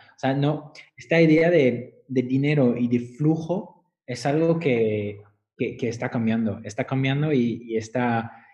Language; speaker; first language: Spanish; non-native, fluent; French